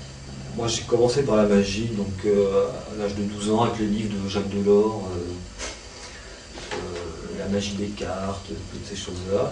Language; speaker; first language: French; native; French